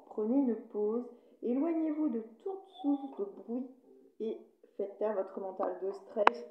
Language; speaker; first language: French; native; French